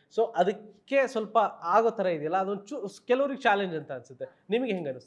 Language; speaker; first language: Kannada; native; Kannada